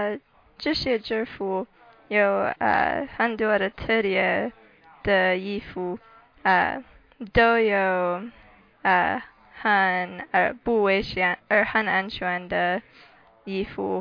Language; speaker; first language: Chinese; non-native, learner; English